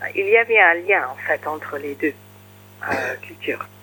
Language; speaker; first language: French; early bilingual, other home language; English